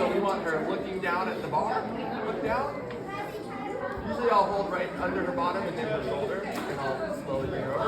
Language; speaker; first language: English; native; English